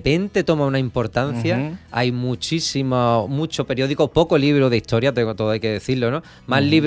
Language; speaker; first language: Spanish; native; Spanish